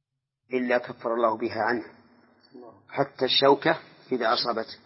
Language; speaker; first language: Arabic; native; Arabic